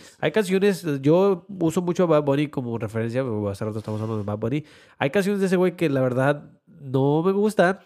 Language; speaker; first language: Spanish; early bilingual, heritage; Spanish